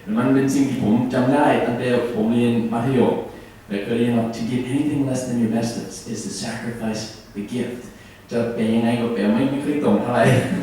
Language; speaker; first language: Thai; non-native, learner; English